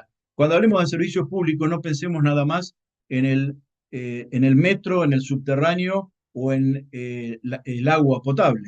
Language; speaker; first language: Spanish; native; Spanish